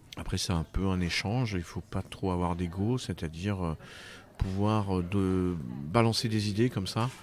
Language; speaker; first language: French; native; French